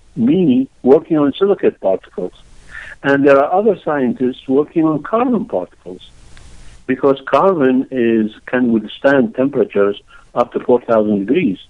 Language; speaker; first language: English; non-native, fluent; Arabic